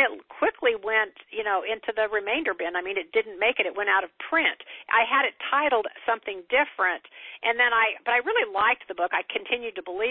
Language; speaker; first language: English; native; English